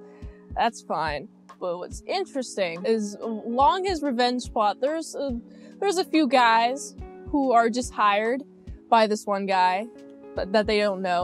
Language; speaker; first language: English; native; English